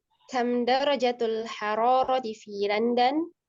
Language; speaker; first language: Arabic; non-native, learner; Indonesian